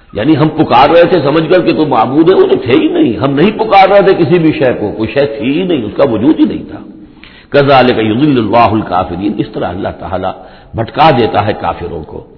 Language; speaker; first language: Urdu; native; Urdu